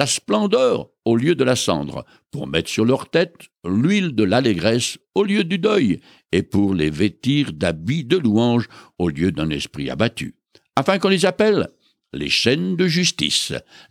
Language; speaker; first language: French; native; French